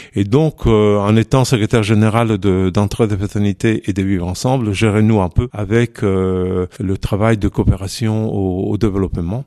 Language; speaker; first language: French; non-native, fluent; Italian